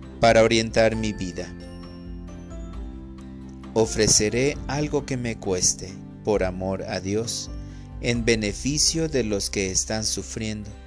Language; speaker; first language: Spanish; native; Spanish